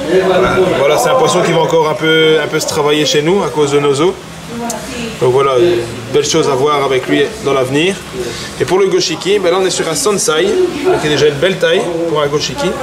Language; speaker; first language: French; native; French